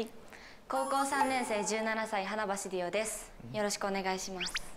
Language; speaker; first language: Japanese; native; Japanese